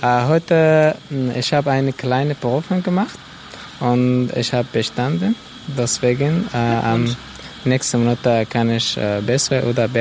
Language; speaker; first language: German; non-native, learner; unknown